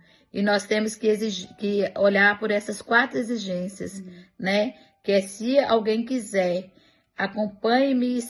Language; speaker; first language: Portuguese; native; Portuguese